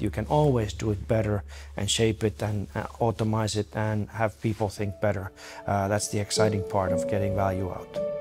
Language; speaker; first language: English; non-native, fluent; Finnish